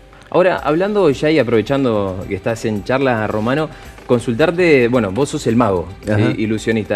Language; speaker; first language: Spanish; native; Spanish